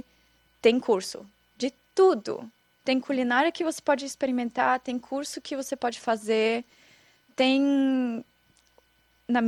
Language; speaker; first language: Portuguese; non-native, fluent; German